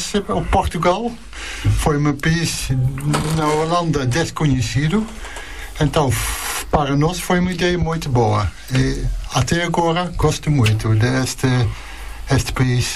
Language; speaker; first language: Portuguese; non-native, learner; Dutch